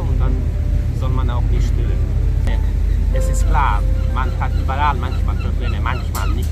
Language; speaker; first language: German; non-native, fluent; Serbian